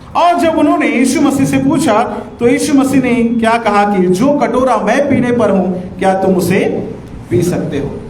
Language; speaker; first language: Hindi; non-native, local second language; Marathi